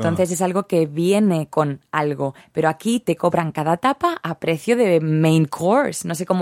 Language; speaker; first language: Spanish; native; Spanish